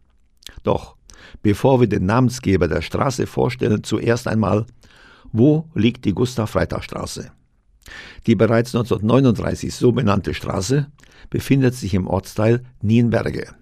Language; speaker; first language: German; native; German